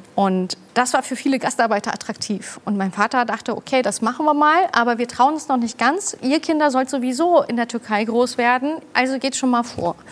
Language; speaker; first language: German; early bilingual, other home language; Turkish